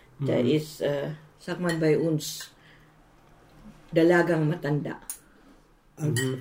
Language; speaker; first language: German; non-native, fluent; Filipino